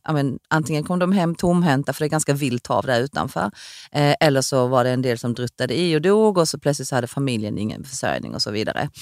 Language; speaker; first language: Swedish; early bilingual, other home language; Korean